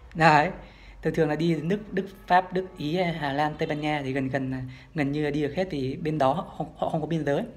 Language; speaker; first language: Vietnamese; native; Vietnamese